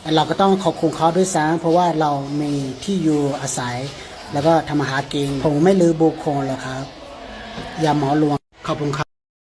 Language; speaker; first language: Thai; non-native, fluent; Burmese